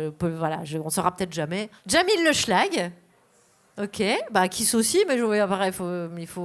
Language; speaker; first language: French; native; French